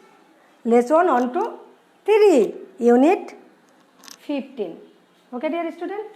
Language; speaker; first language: English; non-native, learner; Bangla